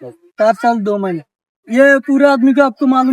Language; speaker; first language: Hindi; non-native, learner; Bangla